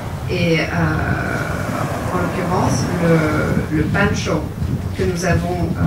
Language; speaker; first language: French; native; French